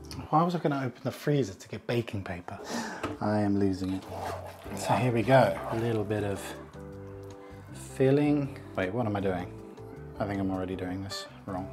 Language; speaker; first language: English; native; English